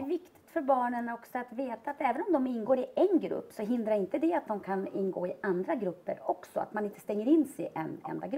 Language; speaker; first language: Swedish; native; Swedish